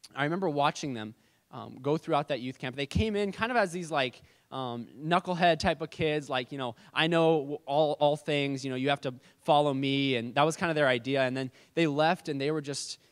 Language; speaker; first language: English; native; English